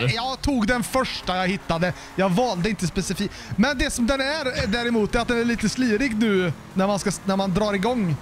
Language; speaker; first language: Swedish; native; Swedish